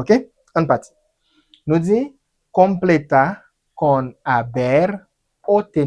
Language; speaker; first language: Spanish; non-native, fluent; Haitian Creole